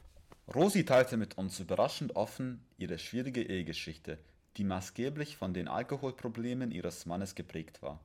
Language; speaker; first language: German; native; German